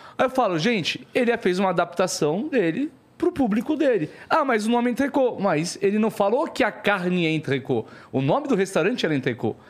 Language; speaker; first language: Portuguese; native; Portuguese